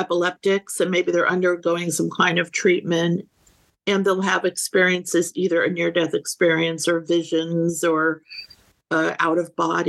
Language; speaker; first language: English; native; English